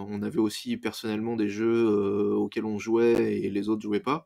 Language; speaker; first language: French; native; French